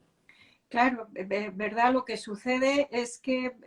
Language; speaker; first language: Spanish; native; Spanish